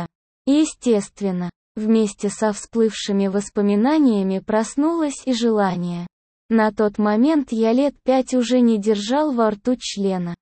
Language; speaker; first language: Russian; native; Russian